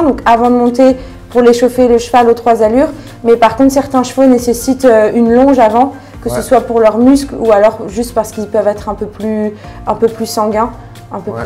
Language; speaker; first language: French; native; French